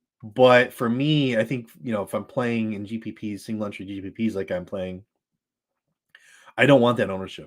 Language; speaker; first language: English; native; English